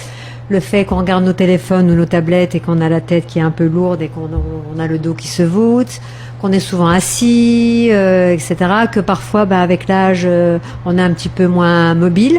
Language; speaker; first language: French; native; French